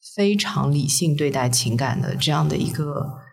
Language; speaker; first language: Chinese; native; Chinese